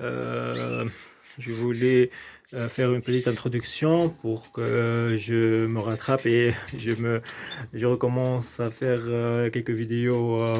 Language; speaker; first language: French; non-native, local second language; Arabic